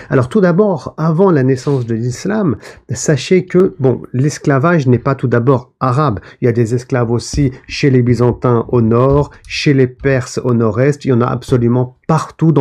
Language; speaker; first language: French; native; French